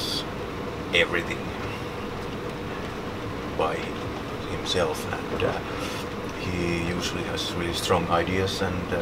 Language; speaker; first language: English; non-native, fluent; Finnish